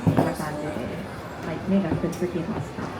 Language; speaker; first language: Japanese; native; Japanese